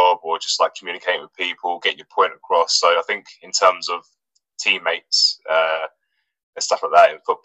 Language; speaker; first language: English; non-native, local second language; Russian